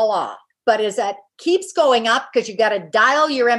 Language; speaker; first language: English; native; English